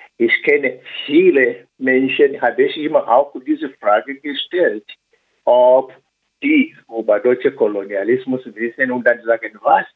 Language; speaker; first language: German; non-native, learner; Swahili